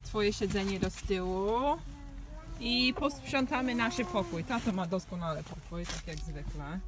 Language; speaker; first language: Polish; non-native, learner; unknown